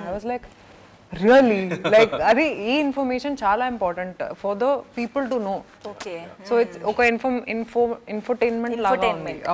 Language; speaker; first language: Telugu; non-native, local second language; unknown